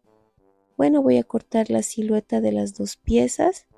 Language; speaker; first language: Spanish; native; Spanish